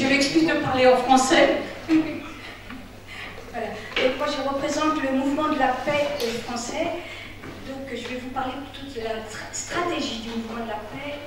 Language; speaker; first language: French; native; French